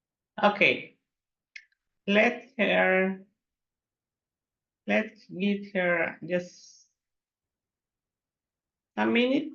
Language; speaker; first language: English; non-native, fluent; Spanish